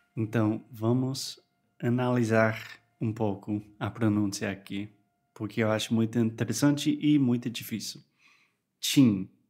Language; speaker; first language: Portuguese; non-native, fluent; English